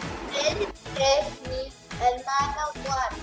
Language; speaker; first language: Spanish; non-native, learner; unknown